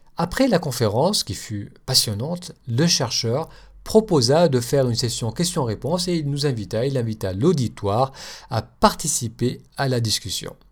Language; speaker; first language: French; native; French